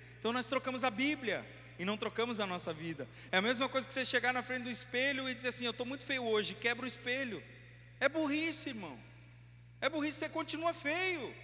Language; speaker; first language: Portuguese; native; Portuguese